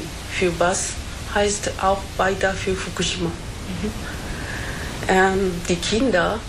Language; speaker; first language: German; non-native, fluent; Japanese